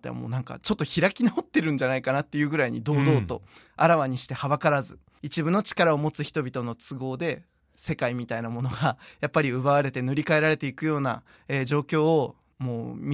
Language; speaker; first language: Japanese; native; Japanese